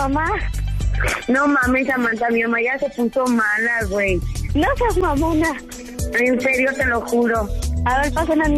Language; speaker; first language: Spanish; native; Spanish